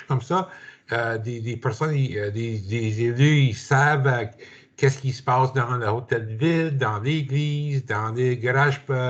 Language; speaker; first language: French; non-native, learner; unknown